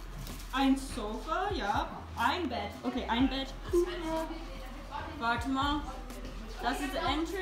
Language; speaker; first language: German; non-native, learner; English